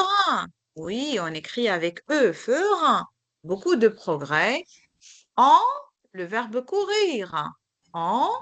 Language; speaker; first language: French; non-native, local second language; Arabic